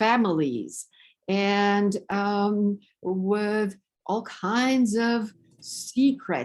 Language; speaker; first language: English; non-native, fluent; Romanian